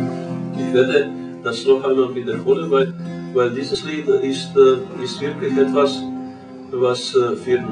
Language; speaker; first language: German; non-native, learner; Croatian